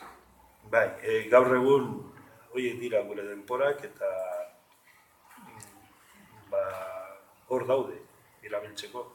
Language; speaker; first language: Basque; non-native, local second language; Spanish